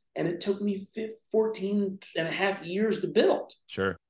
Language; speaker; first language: English; native; English